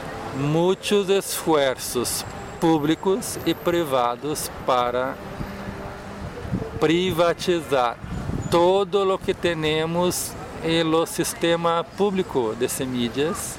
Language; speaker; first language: Spanish; non-native, fluent; Portuguese